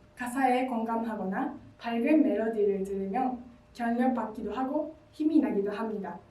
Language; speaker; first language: Korean; non-native, learner; Japanese